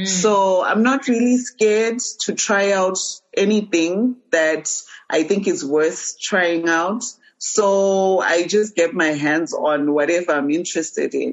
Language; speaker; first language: English; non-native, local second language; Shona